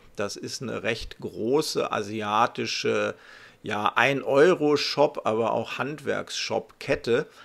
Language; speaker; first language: German; native; German